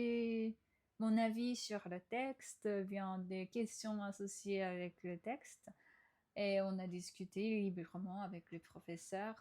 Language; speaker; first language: French; non-native, fluent; Japanese